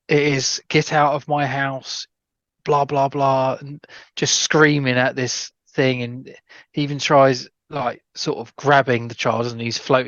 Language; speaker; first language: English; native; English